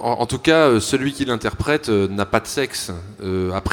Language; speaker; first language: French; native; French